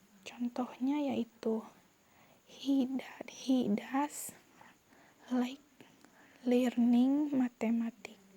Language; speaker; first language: English; non-native, learner; Indonesian